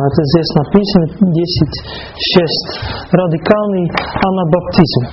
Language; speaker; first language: Russian; non-native, fluent; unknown